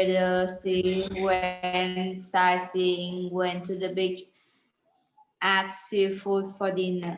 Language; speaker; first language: English; non-native, learner; Vietnamese